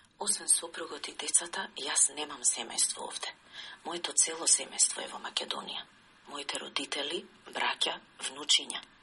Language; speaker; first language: Macedonian; native; Macedonian